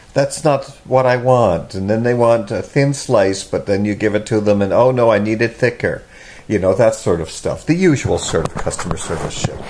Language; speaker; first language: English; native; English